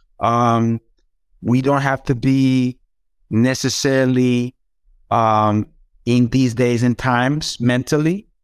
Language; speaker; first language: English; non-native, fluent; Croatian